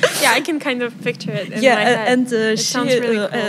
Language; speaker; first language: English; non-native, fluent; Serbian